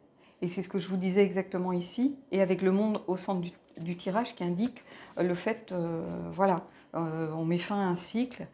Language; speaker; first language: French; native; French